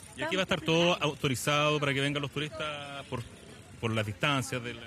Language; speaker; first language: Spanish; native; Spanish